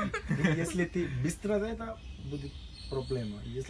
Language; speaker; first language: Russian; non-native, learner; Sinhala